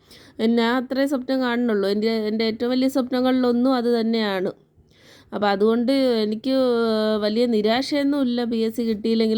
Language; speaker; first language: Malayalam; native; Malayalam